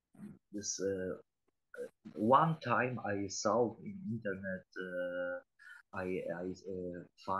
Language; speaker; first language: English; non-native, learner; Polish